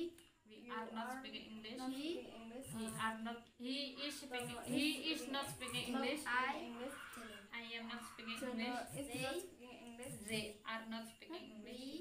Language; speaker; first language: English; non-native, learner; Indonesian